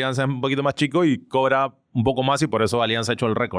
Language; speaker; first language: Spanish; native; Spanish